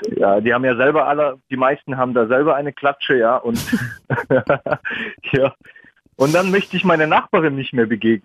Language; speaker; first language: German; early bilingual, other home language; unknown